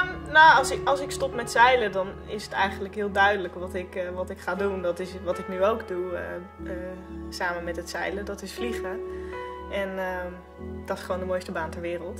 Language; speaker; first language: Dutch; native; Dutch